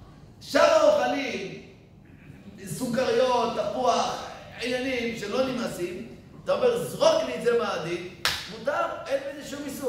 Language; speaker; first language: Hebrew; native; Hebrew